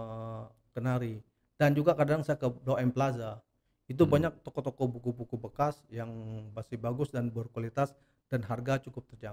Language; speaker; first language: Indonesian; native; Indonesian